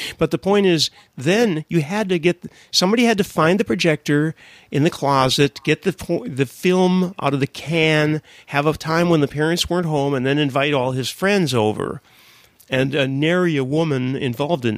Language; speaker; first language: English; native; English